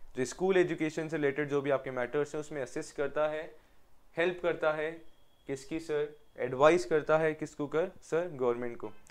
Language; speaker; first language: Hindi; native; Hindi